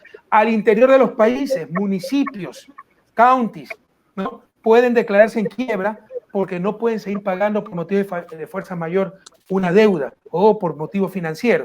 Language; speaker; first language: Spanish; native; Spanish